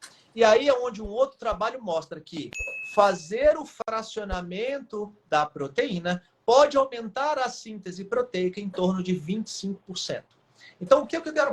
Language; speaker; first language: Portuguese; native; Portuguese